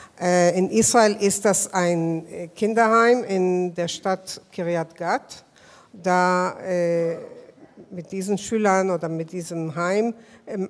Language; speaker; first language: German; non-native, fluent; Hebrew